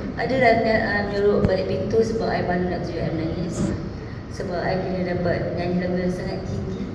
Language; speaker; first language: Malay; native; Malay